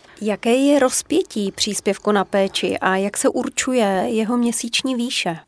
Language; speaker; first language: Czech; native; Czech